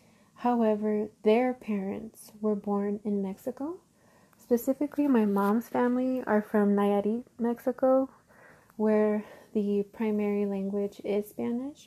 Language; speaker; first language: English; early bilingual, other home language; Spanish